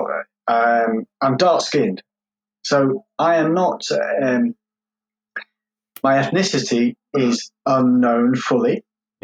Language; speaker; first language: English; native; English